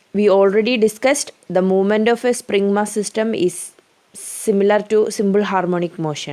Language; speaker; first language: English; non-native, local second language; Malayalam